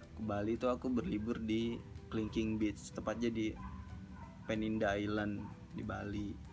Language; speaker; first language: Indonesian; early bilingual, heritage; Indonesian